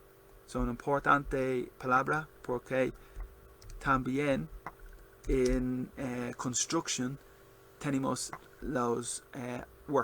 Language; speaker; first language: Spanish; non-native, learner; English